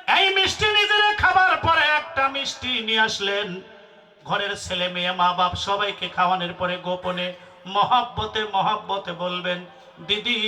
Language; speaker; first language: Bangla; non-native, local second language; Assamese